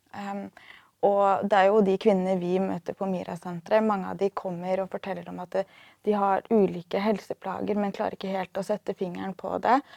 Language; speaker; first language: Norwegian; native; Norwegian